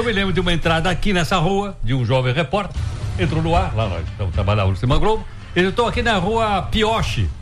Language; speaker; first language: Portuguese; native; Portuguese